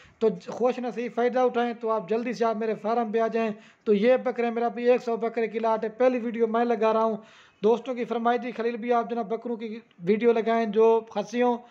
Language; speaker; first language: Urdu; non-native, local second language; Saraiki